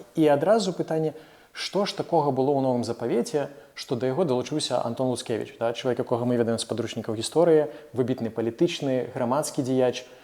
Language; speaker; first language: Belarusian; non-native, local second language; Russian